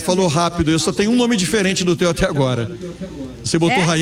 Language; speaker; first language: Portuguese; native; Portuguese